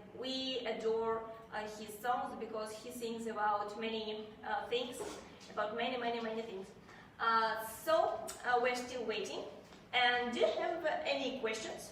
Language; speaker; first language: English; non-native, fluent; Russian